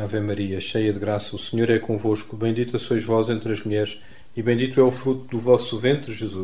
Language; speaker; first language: Portuguese; native; Portuguese